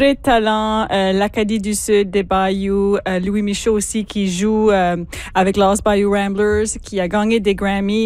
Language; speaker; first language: French; native; French